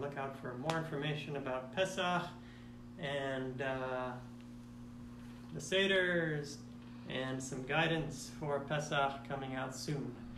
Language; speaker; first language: English; native; English